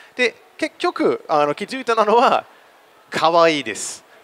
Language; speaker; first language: Japanese; non-native, fluent; English